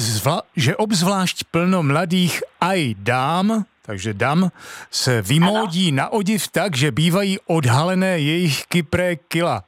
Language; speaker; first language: Czech; native; Czech